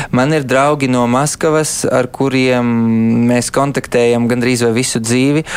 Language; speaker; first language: Latvian; early bilingual, heritage; Latvian